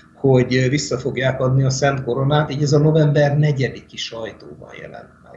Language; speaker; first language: Hungarian; native; Hungarian